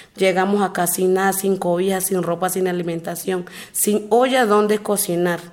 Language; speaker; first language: Spanish; non-native, local second language; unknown